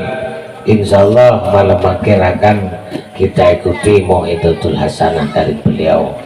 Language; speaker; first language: Indonesian; non-native, local second language; Madurese